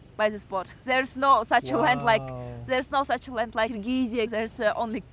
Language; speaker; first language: English; non-native, fluent; Russian